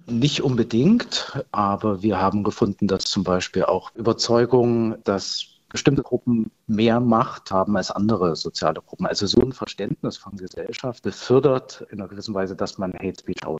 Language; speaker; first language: German; native; German